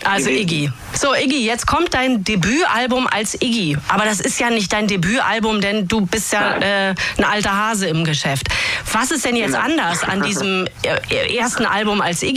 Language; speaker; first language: German; native; German